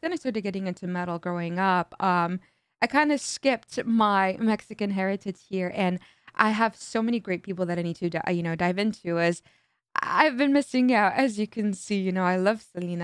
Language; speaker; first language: English; early bilingual, other home language; Spanish